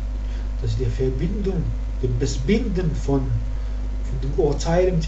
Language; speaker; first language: German; non-native, fluent; Arabic